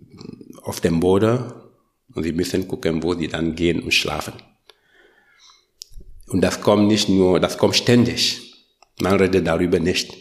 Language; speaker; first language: German; non-native, learner; French